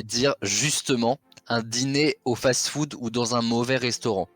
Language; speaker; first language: French; native; French